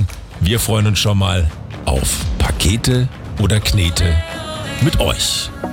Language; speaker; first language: German; native; German